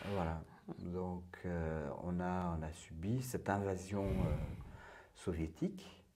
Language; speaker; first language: French; non-native, fluent; Persian